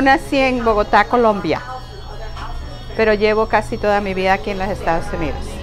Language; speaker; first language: Spanish; early bilingual, other home language; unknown